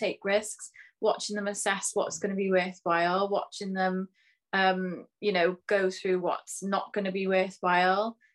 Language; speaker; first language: English; native; English